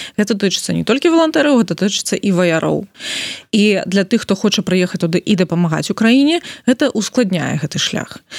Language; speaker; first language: Belarusian; non-native, local second language; Russian